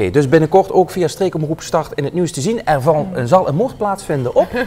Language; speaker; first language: Dutch; native; Dutch